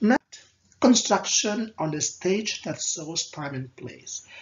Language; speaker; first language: English; non-native, fluent; Indonesian